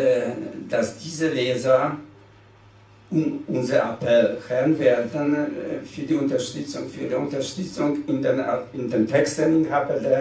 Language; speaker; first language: German; non-native, fluent; Polish